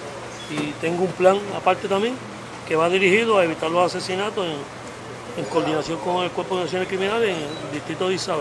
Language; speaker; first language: Spanish; native; Spanish